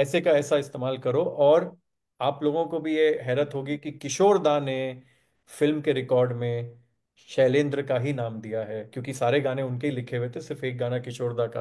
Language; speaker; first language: Hindi; native; Hindi